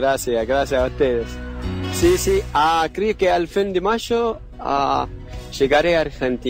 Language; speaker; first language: Spanish; non-native, learner; Arabic